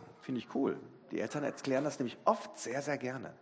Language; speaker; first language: German; native; German